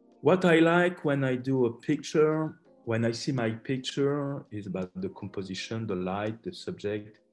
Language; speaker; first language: English; non-native, learner; French